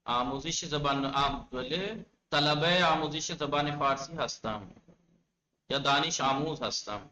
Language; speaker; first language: Persian; non-native, fluent; Urdu